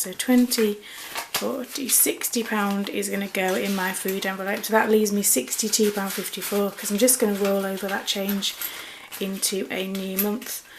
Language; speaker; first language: English; native; English